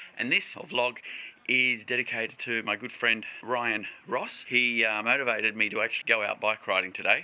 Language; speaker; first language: English; native; English